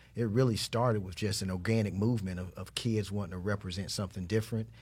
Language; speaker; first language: English; native; English